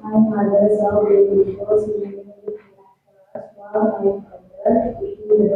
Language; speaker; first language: English; non-native, learner; Indonesian